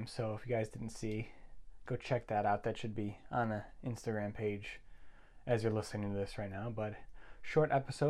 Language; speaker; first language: English; native; English